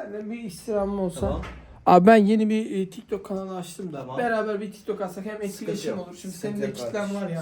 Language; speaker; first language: Turkish; native; Turkish